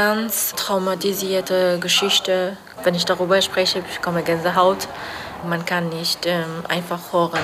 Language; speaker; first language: German; non-native, fluent; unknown